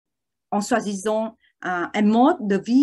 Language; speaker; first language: French; non-native, learner; Vietnamese